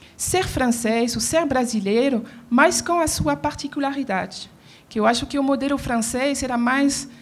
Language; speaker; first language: Portuguese; non-native, fluent; French